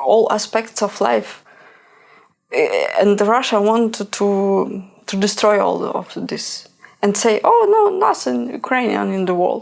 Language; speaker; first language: English; non-native, learner; Ukrainian